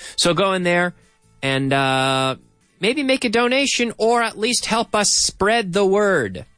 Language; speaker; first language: English; native; English